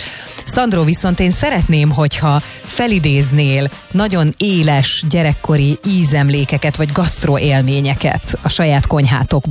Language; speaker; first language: Hungarian; native; Hungarian